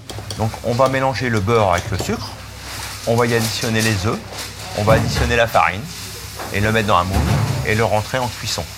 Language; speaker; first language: French; native; French